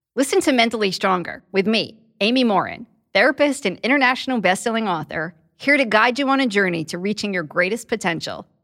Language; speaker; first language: English; native; English